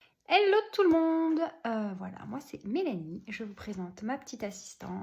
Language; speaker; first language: French; native; French